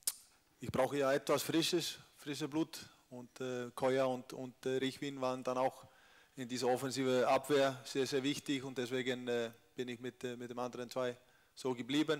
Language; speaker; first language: German; non-native, fluent; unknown